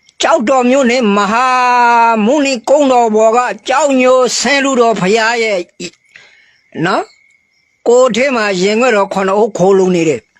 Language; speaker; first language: Burmese; native; Burmese